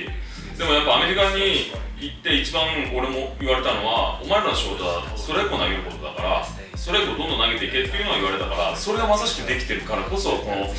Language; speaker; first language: Japanese; native; Japanese